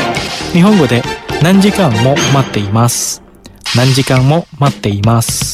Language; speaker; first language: Japanese; non-native, fluent; Indonesian